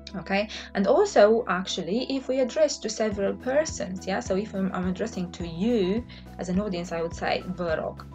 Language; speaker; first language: English; non-native, fluent; Romanian